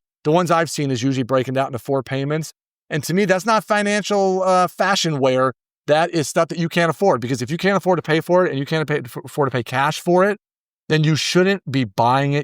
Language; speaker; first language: English; native; English